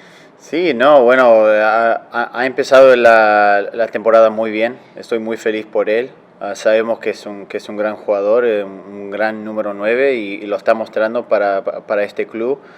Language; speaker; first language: Spanish; early bilingual, heritage; Spanish